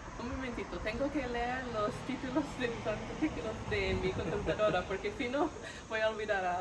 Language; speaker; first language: Spanish; non-native, learner; English